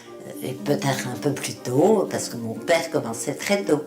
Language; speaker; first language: French; native; French